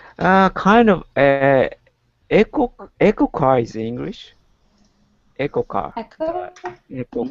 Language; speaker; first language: English; non-native, learner; Japanese